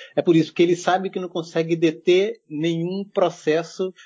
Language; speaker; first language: Portuguese; early bilingual, heritage; German